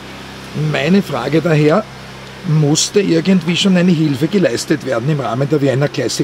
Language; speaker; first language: German; native; German